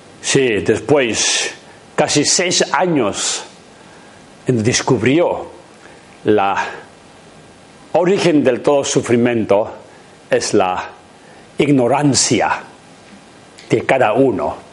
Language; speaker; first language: Spanish; non-native, learner; Tibetan